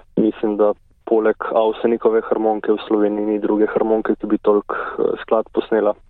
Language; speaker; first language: Slovenian; native; Slovenian